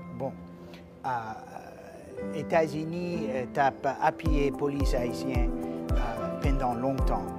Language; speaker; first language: Haitian Creole; non-native, fluent; English